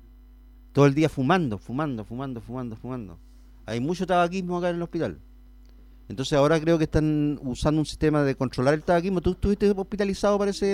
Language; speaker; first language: Spanish; native; Spanish